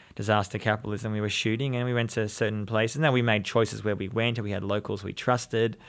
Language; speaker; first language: English; native; English